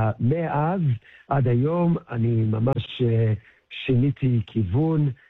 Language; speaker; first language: Hebrew; early bilingual, heritage; Hebrew